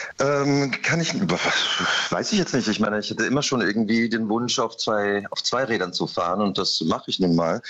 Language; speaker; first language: German; early bilingual, other home language; Polish